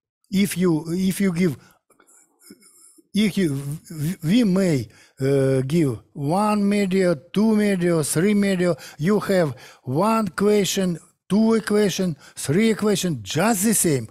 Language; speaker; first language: English; non-native, learner; Russian